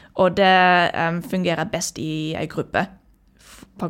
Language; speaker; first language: Norwegian; non-native, fluent; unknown